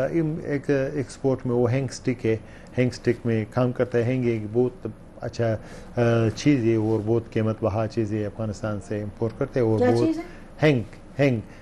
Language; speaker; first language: Hindi; non-native, learner; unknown